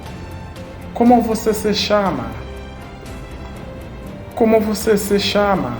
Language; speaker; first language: Portuguese; non-native, fluent; Haitian Creole